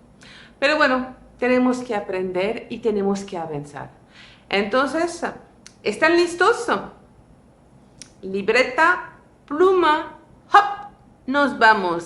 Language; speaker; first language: Spanish; non-native, fluent; French